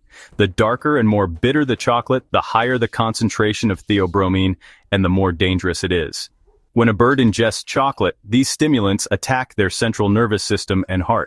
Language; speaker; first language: English; native; English